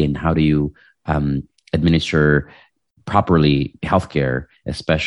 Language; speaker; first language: English; non-native, local second language; Filipino